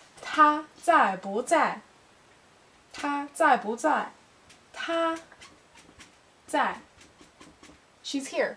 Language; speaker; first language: Chinese; non-native, learner; English